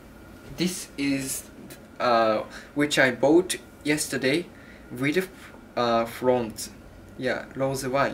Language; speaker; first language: English; non-native, learner; Japanese